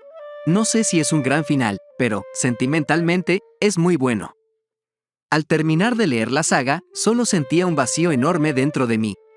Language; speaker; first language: Spanish; native; Spanish